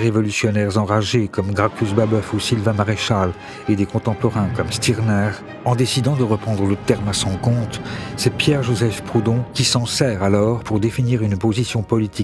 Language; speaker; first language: French; native; French